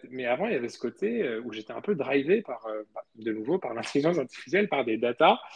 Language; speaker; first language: French; early bilingual, other home language; Spanish